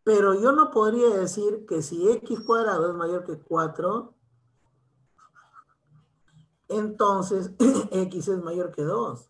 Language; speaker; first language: Spanish; native; Spanish